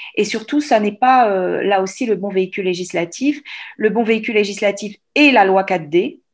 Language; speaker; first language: French; native; French